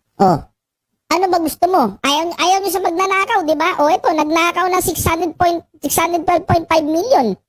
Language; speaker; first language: Filipino; native; Filipino